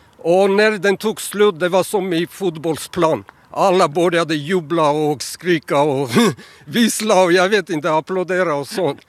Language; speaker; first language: Swedish; non-native, fluent; Armenian